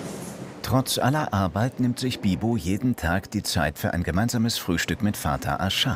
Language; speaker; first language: German; native; German